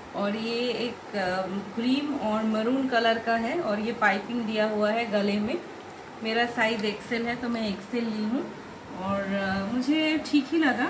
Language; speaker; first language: Hindi; non-native, local second language; Bangla